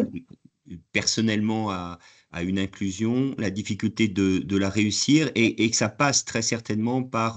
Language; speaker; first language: French; native; French